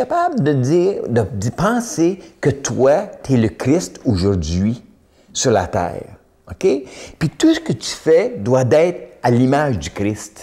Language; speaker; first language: French; native; French